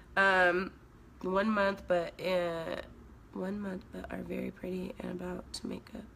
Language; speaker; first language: English; non-native, fluent; Swedish